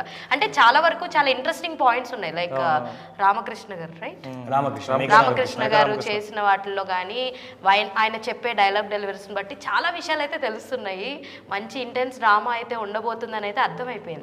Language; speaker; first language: Telugu; native; Telugu